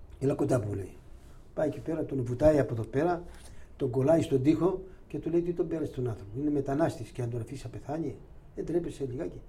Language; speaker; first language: Greek; non-native, local second language; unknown